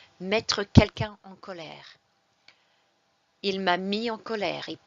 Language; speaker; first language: French; non-native, fluent; English